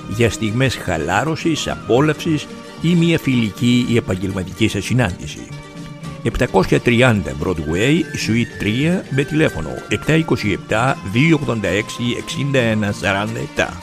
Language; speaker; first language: Greek; native; Greek